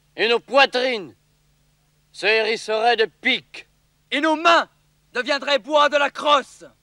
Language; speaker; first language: French; native; French